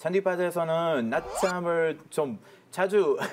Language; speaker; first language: Korean; non-native, fluent; Hebrew